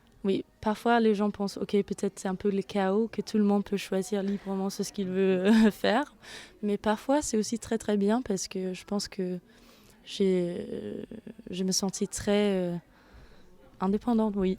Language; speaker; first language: French; non-native, fluent; Danish